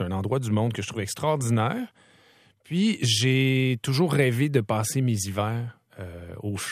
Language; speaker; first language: French; native; French